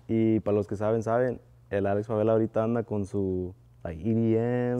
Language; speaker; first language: Spanish; early bilingual, heritage; Spanish